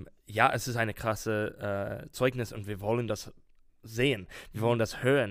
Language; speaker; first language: German; non-native, learner; English